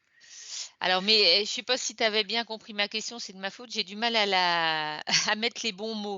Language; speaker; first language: French; native; French